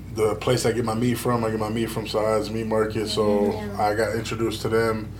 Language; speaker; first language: English; native; English